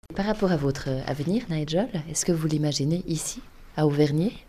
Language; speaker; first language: French; native; French